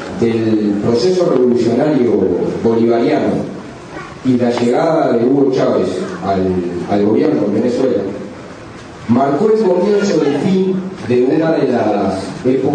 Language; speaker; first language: Spanish; native; Spanish